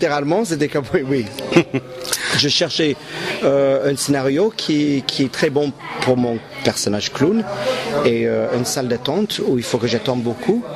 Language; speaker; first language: French; non-native, local second language; English